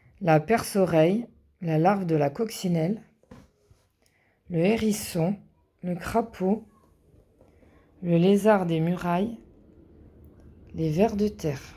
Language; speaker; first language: French; native; French